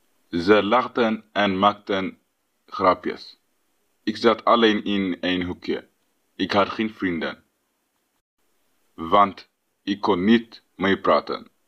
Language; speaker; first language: Dutch; non-native, learner; Tigrinya